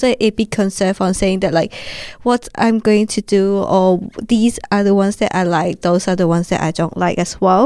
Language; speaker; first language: English; non-native, local second language; Cantonese